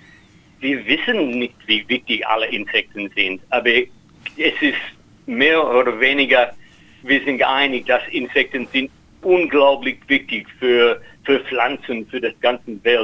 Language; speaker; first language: German; non-native, learner; English